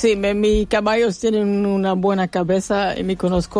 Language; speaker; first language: Spanish; non-native, learner; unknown